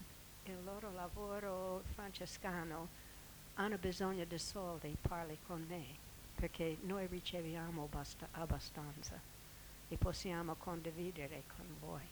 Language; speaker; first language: Italian; non-native, fluent; English